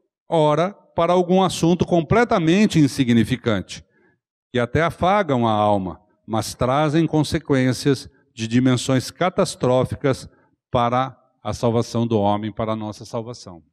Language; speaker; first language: Portuguese; native; Portuguese